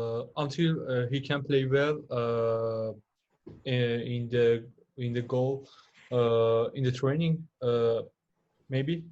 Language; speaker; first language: English; non-native, learner; Persian